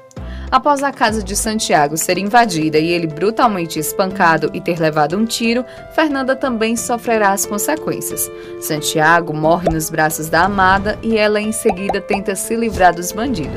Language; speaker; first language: Portuguese; native; Portuguese